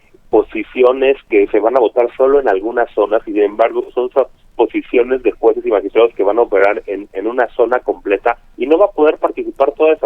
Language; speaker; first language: Spanish; native; Spanish